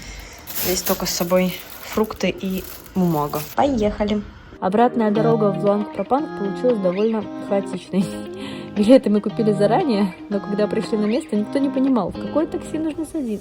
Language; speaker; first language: Russian; native; Russian